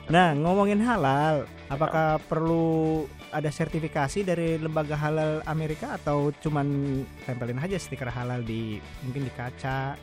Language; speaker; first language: Indonesian; native; Indonesian